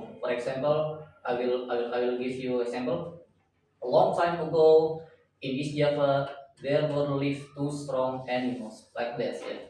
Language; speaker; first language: English; non-native, learner; Indonesian